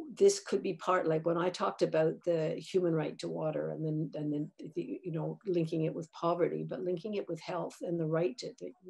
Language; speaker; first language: English; native; English